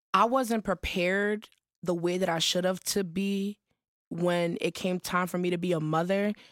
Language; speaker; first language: English; early bilingual, other home language; Haitian Creole